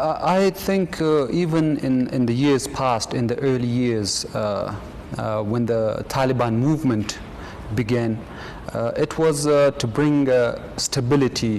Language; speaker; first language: English; non-native, fluent; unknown